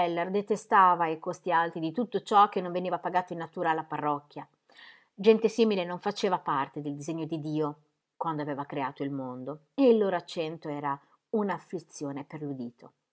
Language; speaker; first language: Italian; native; Italian